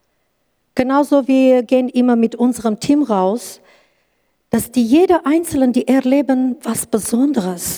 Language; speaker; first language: German; non-native, learner; Kurdish